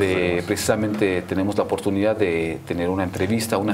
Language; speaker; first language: Spanish; native; Spanish